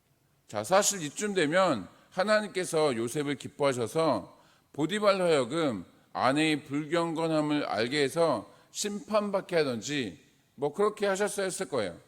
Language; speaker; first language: Korean; native; Korean